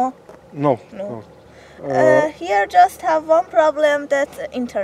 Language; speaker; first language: English; non-native, learner; Persian